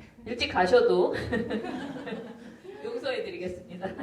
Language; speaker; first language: Korean; native; Korean